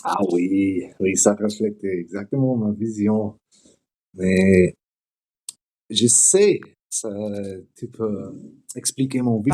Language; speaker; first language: French; non-native, learner; English